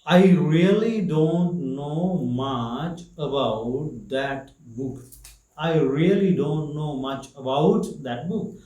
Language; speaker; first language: English; non-native, local second language; Sinhala